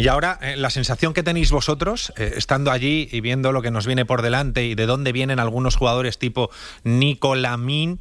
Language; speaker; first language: Spanish; native; Spanish